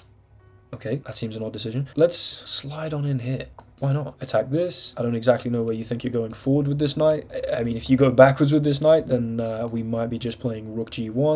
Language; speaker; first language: English; native; English